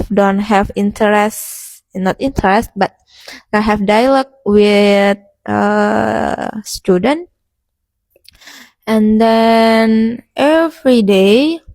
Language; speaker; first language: English; non-native, learner; Indonesian